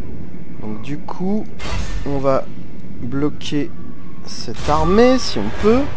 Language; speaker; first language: French; native; French